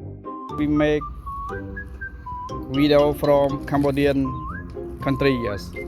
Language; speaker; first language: English; non-native, learner; Khmer